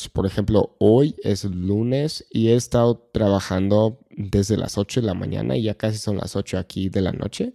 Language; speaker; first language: Spanish; non-native, fluent; English